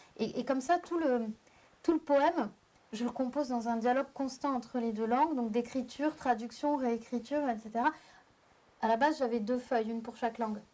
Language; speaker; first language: French; native; French